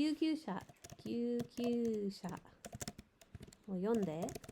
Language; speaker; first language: Japanese; non-native, learner; English